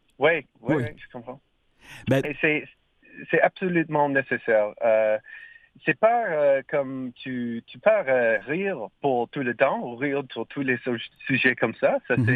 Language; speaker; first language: French; non-native, learner; English